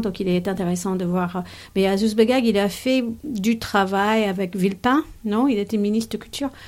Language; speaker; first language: French; non-native, fluent; English